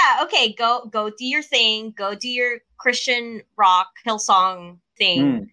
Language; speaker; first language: English; non-native, local second language; Filipino